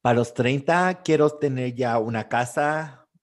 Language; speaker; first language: Spanish; early bilingual, heritage; Spanish